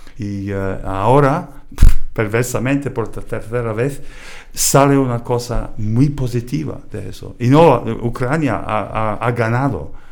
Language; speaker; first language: Spanish; non-native, fluent; English